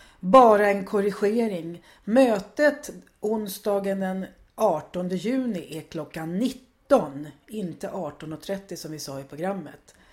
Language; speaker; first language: Swedish; native; Swedish